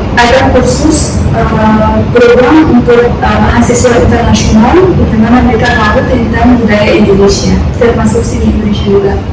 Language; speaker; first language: Indonesian; non-native, fluent; Arabic